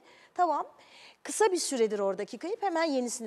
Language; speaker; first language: Turkish; native; Turkish